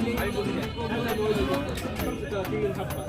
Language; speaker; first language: Arabic; non-native, learner; Bangla